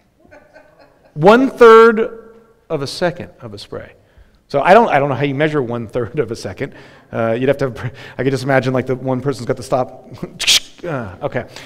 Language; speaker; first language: English; native; English